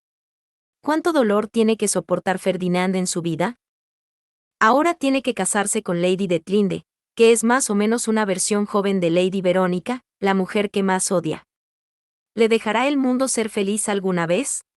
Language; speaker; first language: Spanish; native; Spanish